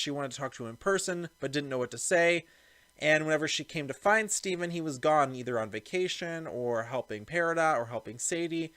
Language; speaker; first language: English; native; English